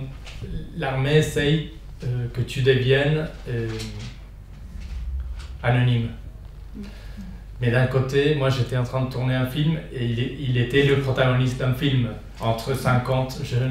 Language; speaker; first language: French; non-native, fluent; Spanish